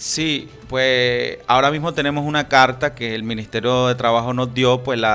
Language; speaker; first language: Spanish; native; Spanish